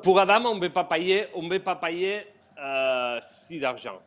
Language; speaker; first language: French; non-native, fluent; Spanish